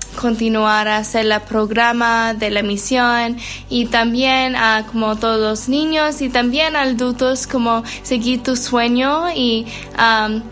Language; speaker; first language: Spanish; non-native, learner; English